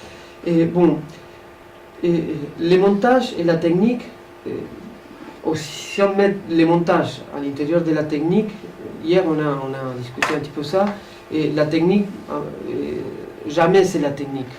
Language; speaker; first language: French; non-native, fluent; Spanish